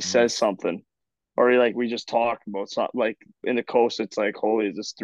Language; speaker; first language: English; native; English